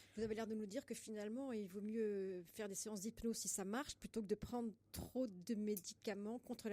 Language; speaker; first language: French; native; French